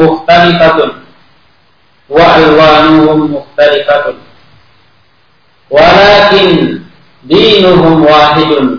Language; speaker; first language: Arabic; non-native, fluent; Indonesian